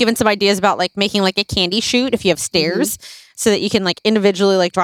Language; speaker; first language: English; native; English